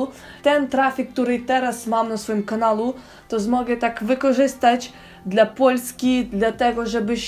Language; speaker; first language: Polish; non-native, learner; Ukrainian